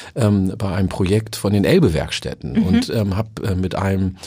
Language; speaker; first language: German; early bilingual, other home language; Oromo